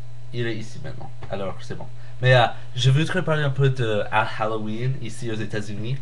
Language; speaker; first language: French; non-native, learner; English